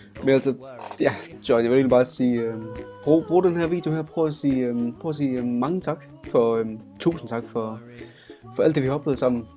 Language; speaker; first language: Danish; native; Danish